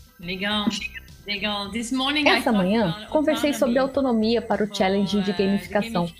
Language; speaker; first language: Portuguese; non-native, learner; English